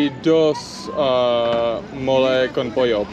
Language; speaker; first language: Spanish; non-native, learner; English